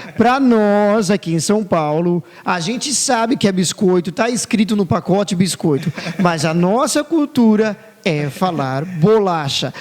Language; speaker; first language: Portuguese; native; Portuguese